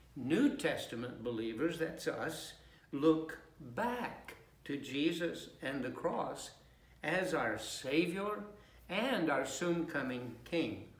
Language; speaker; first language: English; native; English